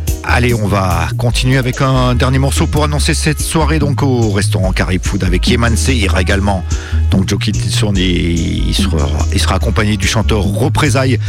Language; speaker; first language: French; native; French